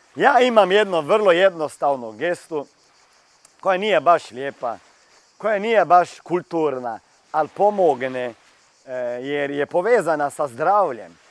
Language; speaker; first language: Croatian; early bilingual, heritage; Croatian